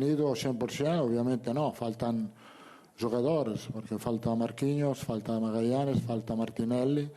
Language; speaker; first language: Portuguese; non-native, learner; Italian